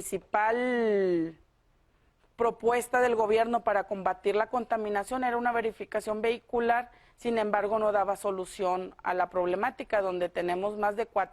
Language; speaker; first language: Spanish; native; Spanish